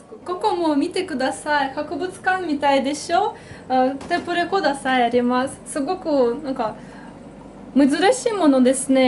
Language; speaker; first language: Japanese; non-native, fluent; Russian